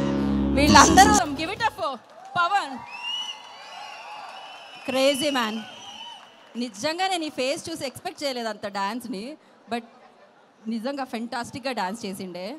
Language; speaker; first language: Telugu; native; Telugu